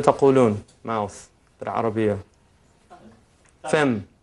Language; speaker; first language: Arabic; non-native, fluent; English